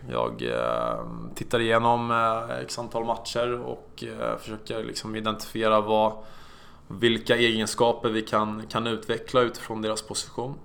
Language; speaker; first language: Swedish; native; Swedish